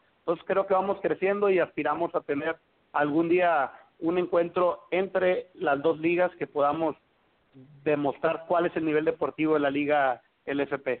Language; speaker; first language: Spanish; native; Spanish